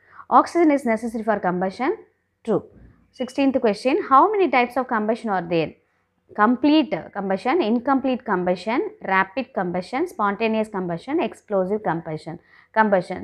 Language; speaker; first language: English; non-native, local second language; Tamil